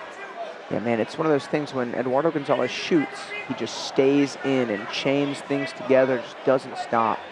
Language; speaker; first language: English; native; English